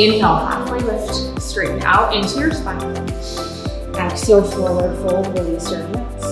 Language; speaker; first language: English; native; English